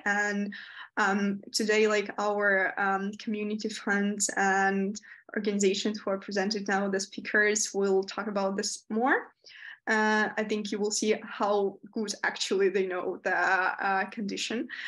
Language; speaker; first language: English; non-native, fluent; Ukrainian